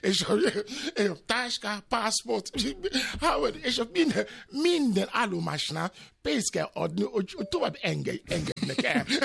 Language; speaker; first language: Hungarian; non-native, learner; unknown